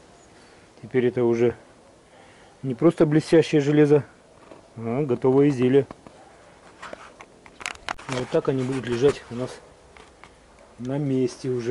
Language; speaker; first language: Russian; native; Russian